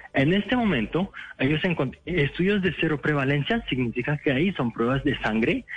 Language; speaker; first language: Spanish; non-native, fluent; French